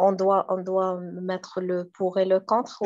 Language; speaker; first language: French; non-native, learner; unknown